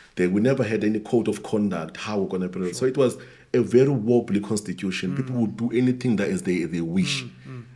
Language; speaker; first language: English; non-native, local second language; Xhosa